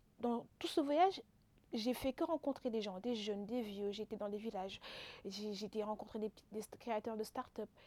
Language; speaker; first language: French; non-native, local second language; Wolof